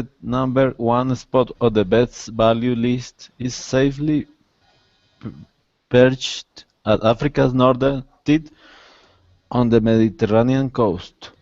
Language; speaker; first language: English; non-native, learner; Spanish